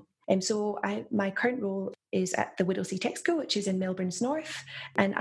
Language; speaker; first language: English; native; English